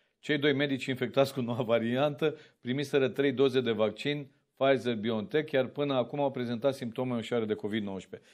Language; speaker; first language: Romanian; native; Romanian